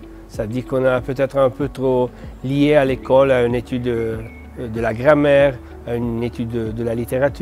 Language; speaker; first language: French; non-native, fluent; Italian